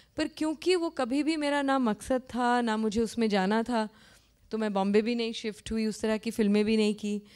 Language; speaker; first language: Hindi; native; Hindi